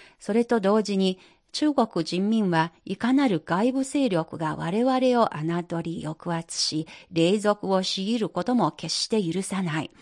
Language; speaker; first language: Japanese; non-native, fluent; Chinese